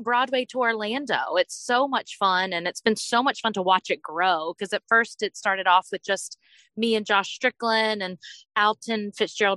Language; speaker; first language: English; native; English